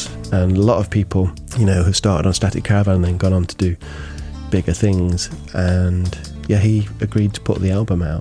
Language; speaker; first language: English; native; English